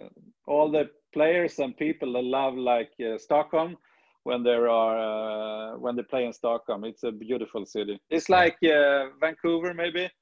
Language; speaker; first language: English; non-native, fluent; Swedish